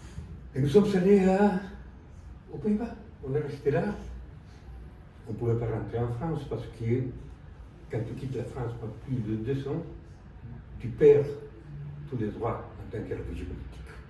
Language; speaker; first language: French; non-native, fluent; Spanish